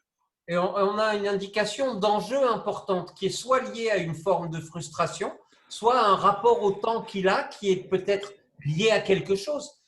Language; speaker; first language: French; native; French